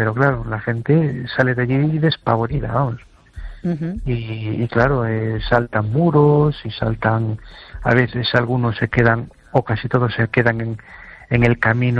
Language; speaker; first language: Spanish; native; Spanish